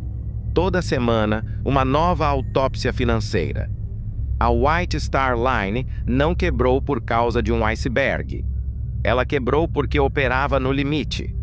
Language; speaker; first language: Portuguese; native; Portuguese